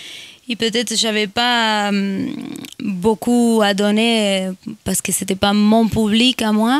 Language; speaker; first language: French; non-native, fluent; Spanish